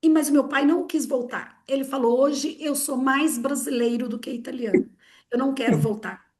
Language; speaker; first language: Portuguese; early bilingual, other home language; Italian